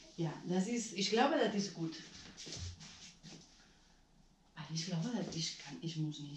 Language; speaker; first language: German; non-native, learner; Spanish